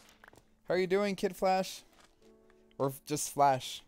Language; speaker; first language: English; native; English